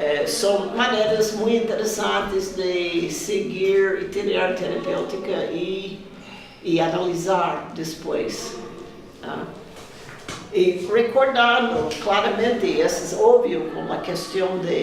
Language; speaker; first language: Spanish; non-native, fluent; English